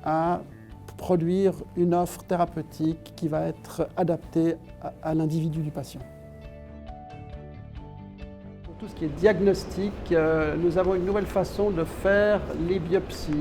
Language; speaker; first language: French; native; French